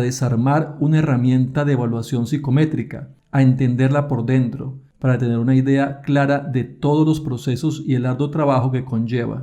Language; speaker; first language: Spanish; native; Spanish